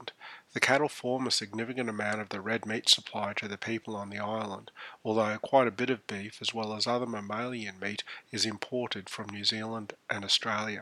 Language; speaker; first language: English; native; English